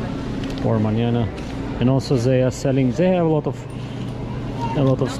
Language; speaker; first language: English; non-native, fluent; Russian